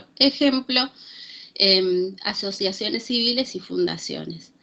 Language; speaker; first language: Spanish; native; Spanish